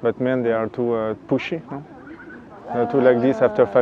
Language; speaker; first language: English; non-native, fluent; French